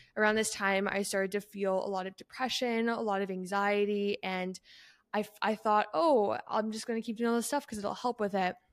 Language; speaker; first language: English; native; English